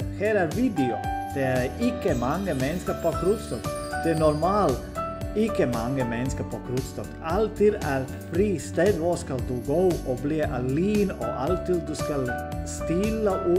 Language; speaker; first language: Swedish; non-native, learner; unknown